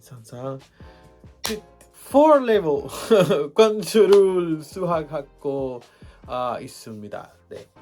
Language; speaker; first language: Korean; non-native, learner; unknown